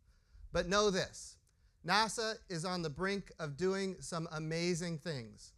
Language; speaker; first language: English; native; English